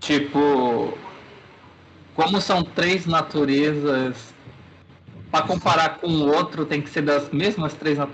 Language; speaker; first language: Portuguese; native; Portuguese